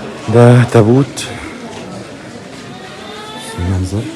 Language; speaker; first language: Arabic; native; Arabic